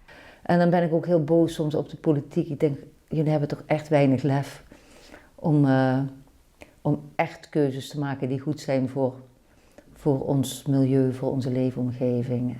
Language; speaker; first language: Dutch; native; Dutch